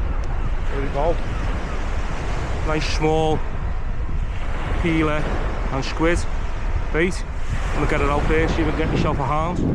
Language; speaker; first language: English; native; English